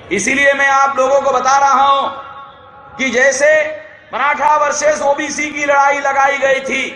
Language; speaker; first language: Hindi; non-native, local second language; Marathi